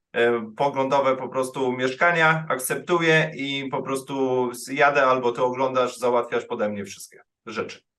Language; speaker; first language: Polish; native; Polish